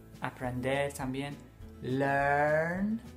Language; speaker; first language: Spanish; non-native, fluent; English